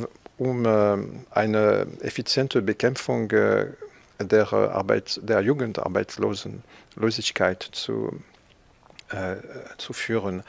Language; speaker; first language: German; non-native, fluent; French